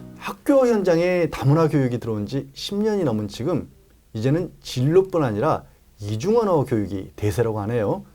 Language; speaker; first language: Korean; native; Korean